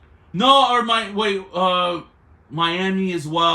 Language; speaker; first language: English; native; English